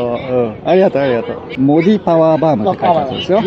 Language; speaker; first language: Japanese; native; Japanese